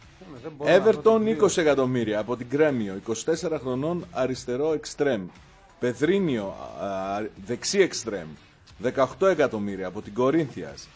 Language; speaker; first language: Greek; native; Greek